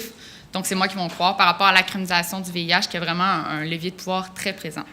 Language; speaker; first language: French; native; French